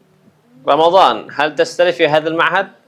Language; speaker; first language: Arabic; non-native, fluent; Indonesian